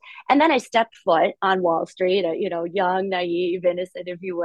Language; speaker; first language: English; early bilingual, other home language; Russian